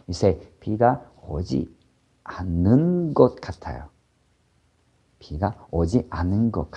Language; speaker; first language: Korean; non-native, fluent; Ukrainian